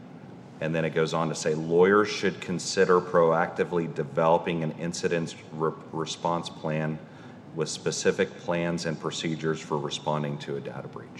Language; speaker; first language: English; native; English